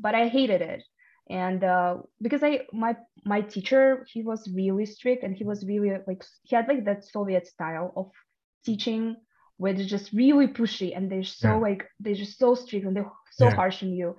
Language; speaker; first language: English; non-native, fluent; Russian